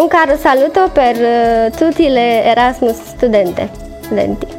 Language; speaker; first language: Italian; non-native, learner; Romanian